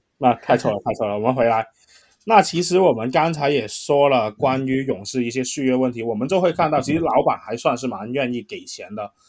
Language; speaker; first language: Chinese; non-native, local second language; Cantonese